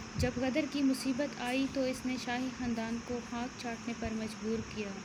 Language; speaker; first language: Urdu; non-native, local second language; Pashto